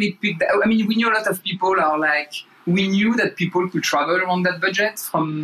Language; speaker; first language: English; non-native, fluent; French